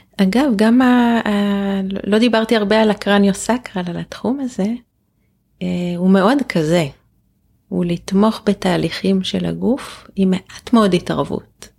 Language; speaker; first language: Hebrew; native; Hebrew